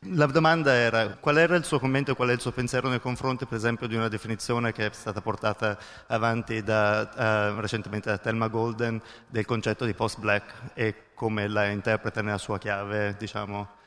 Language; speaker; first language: Italian; native; Italian